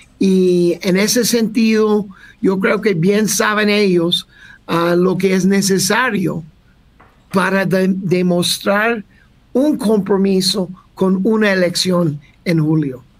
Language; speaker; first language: Spanish; non-native, fluent; English